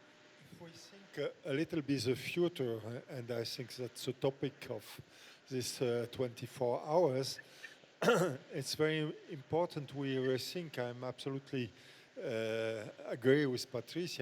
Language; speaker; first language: English; non-native, fluent; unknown